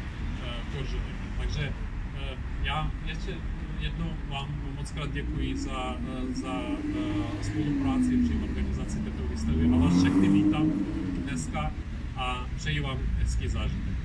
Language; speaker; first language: Czech; non-native, fluent; Ukrainian